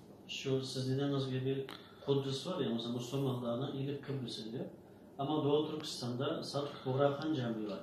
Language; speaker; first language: Turkish; non-native, learner; Uyghur